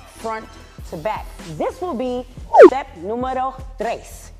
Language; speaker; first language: English; native; English